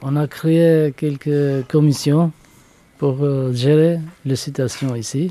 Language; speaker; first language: French; non-native, learner; Albanian